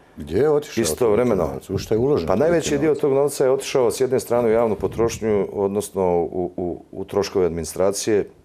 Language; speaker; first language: Serbian; native; Serbian